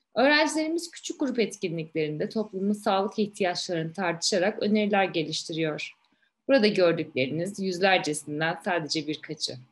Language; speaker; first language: Turkish; native; Turkish